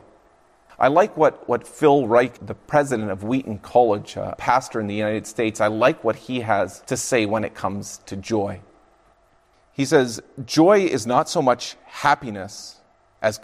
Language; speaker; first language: English; native; English